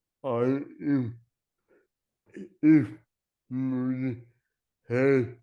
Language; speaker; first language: English; non-native, learner; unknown